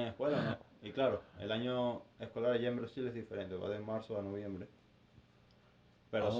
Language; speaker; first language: Spanish; native; Spanish